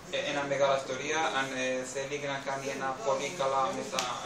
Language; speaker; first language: Greek; non-native, learner; Spanish